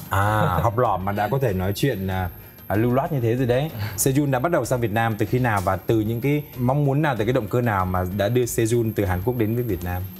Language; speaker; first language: Vietnamese; native; Vietnamese